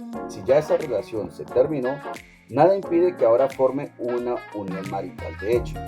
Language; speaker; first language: Spanish; native; Spanish